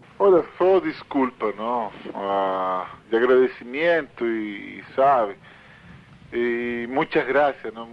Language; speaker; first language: Portuguese; non-native, fluent; Spanish